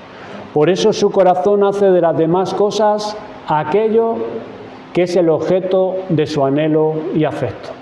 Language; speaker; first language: Spanish; native; Spanish